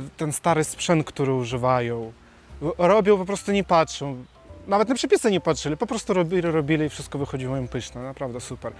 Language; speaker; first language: Polish; non-native, fluent; Russian